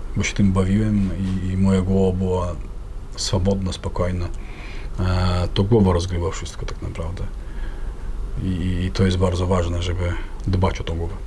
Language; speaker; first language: Polish; non-native, fluent; Chechen